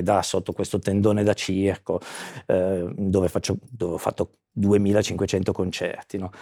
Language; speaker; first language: Italian; native; Italian